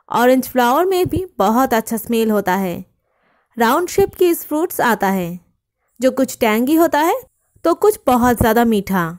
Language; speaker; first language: Hindi; non-native, local second language; Bangla